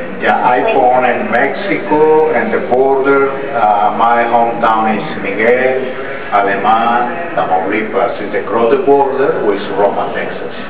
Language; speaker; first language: English; non-native, learner; Spanish